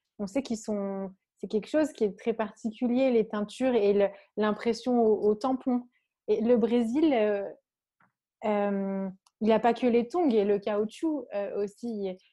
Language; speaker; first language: French; native; French